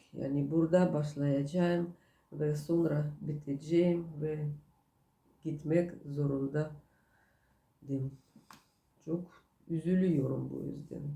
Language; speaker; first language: Turkish; non-native, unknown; Russian